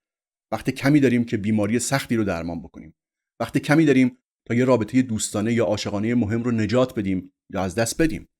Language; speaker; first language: Persian; native; Persian